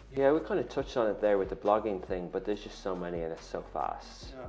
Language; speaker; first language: English; native; English